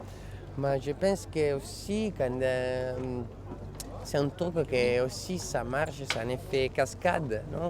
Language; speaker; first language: French; non-native, fluent; Italian